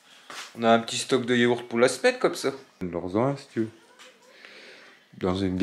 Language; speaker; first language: French; native; French